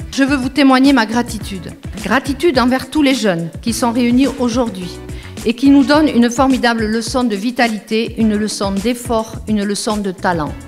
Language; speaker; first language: French; native; French